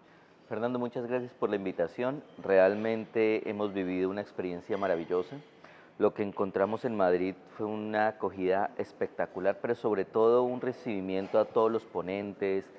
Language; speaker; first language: Spanish; native; Spanish